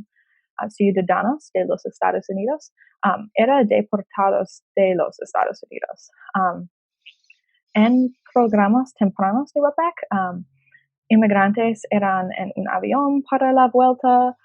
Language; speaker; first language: Spanish; non-native, learner; English